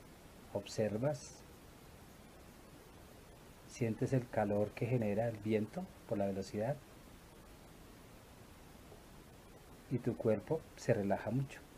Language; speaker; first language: Spanish; native; Spanish